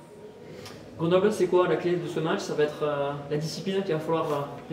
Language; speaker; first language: French; native; French